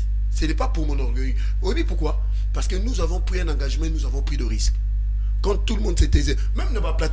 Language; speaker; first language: French; non-native, local second language; Lingala